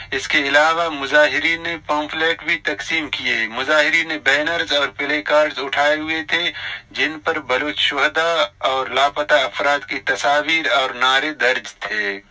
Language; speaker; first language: Urdu; non-native, local second language; Baluchi